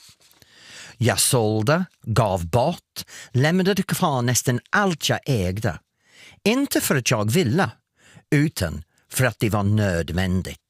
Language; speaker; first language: Swedish; non-native, fluent; English